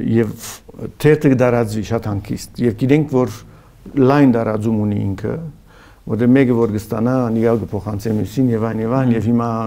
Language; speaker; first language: Armenian; early bilingual, heritage; Armenian